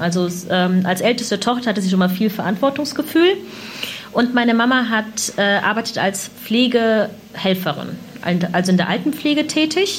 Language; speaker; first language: German; early bilingual, other home language; Punjabi